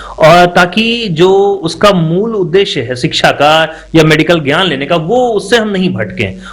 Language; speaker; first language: Hindi; native; Hindi